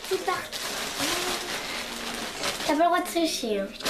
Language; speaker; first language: French; early bilingual, other home language; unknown